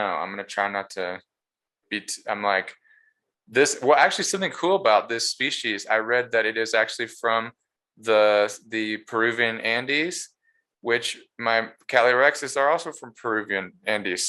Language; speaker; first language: English; native; English